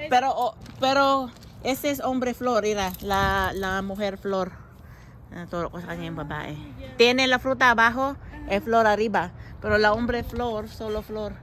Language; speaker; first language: Spanish; non-native, learner; Filipino